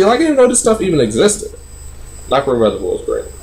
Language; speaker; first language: English; native; English